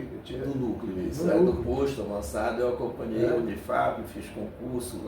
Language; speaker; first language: Portuguese; native; Portuguese